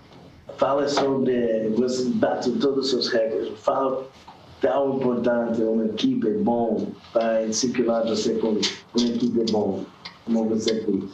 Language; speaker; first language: Portuguese; non-native, fluent; English